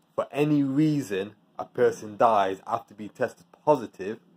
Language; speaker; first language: English; native; English